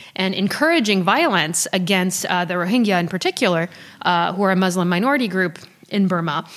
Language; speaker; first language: English; early bilingual, other home language; French